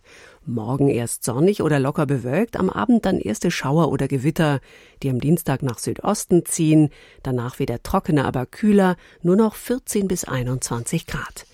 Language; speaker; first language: German; native; German